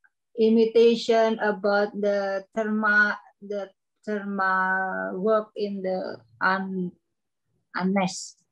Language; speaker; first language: English; non-native, learner; Indonesian